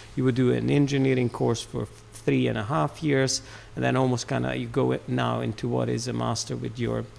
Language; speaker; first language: English; non-native, fluent; Serbian